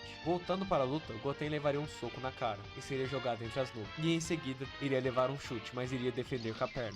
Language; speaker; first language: Portuguese; native; Portuguese